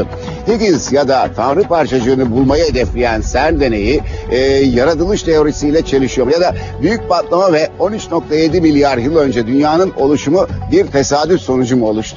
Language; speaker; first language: Turkish; native; Turkish